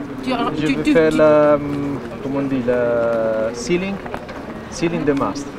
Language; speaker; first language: French; non-native, learner; Italian